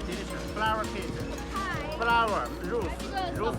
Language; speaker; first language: English; non-native, learner; Chinese